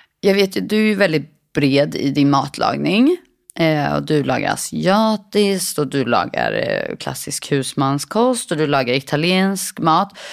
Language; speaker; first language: Swedish; native; Swedish